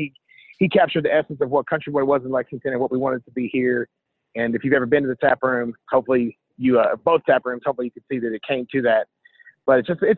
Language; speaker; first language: English; native; English